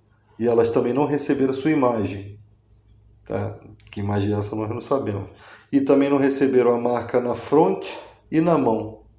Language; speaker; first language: Portuguese; native; Portuguese